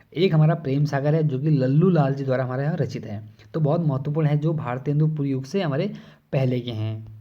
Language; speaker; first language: Hindi; native; Hindi